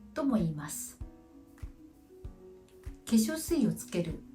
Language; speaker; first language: Japanese; non-native, fluent; Korean